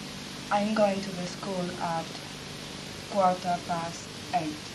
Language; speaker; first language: English; non-native, learner; Spanish